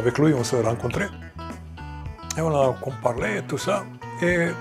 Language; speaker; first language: French; non-native, fluent; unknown